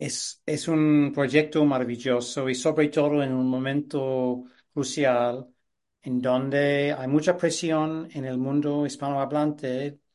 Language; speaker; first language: Spanish; non-native, fluent; English